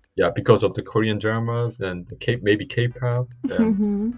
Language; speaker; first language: English; non-native, learner; Korean